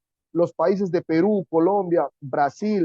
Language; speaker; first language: Spanish; native; Spanish